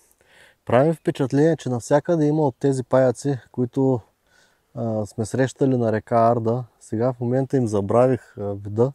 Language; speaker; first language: Bulgarian; native; Bulgarian